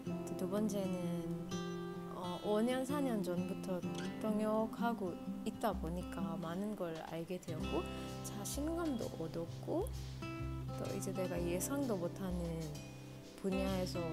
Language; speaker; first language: Korean; non-native, fluent; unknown